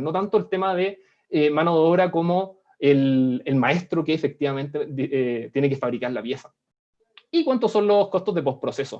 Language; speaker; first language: Spanish; native; Spanish